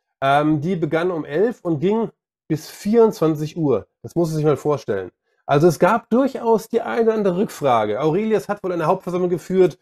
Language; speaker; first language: German; native; German